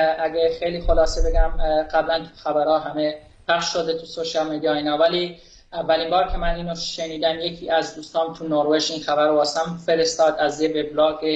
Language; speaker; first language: Persian; non-native, local second language; Kurdish